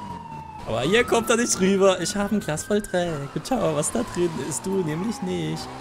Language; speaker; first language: German; native; German